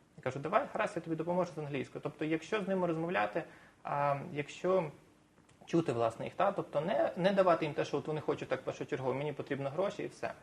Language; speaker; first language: Ukrainian; native; Ukrainian